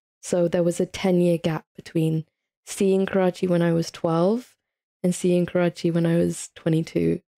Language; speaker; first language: English; early bilingual, other home language; Hindi